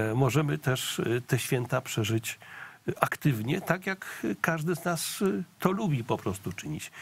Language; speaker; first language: Polish; native; Polish